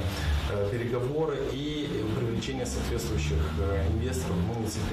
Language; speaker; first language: Russian; native; Russian